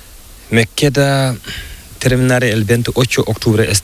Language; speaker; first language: Spanish; non-native, learner; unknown